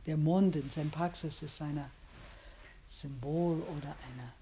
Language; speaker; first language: German; non-native, fluent; English